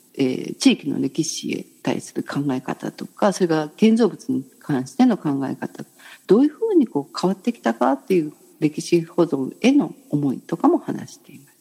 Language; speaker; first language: Japanese; native; Japanese